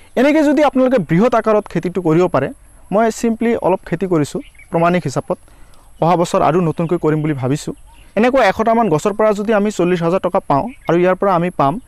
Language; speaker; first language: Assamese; non-native, local second language; Bangla